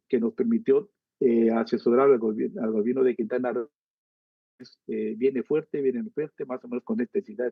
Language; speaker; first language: Spanish; native; Spanish